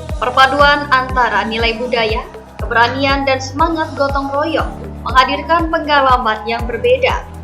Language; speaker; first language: Indonesian; native; Indonesian